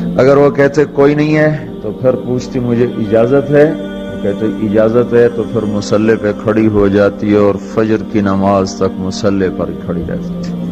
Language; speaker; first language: Urdu; non-native, local second language; Punjabi